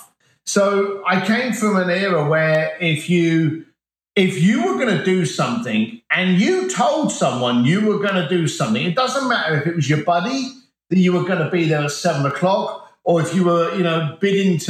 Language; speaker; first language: English; native; English